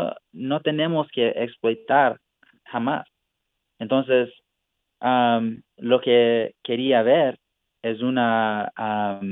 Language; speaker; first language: Spanish; non-native, fluent; English